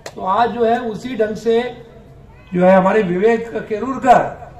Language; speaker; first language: Hindi; non-native, local second language; Marathi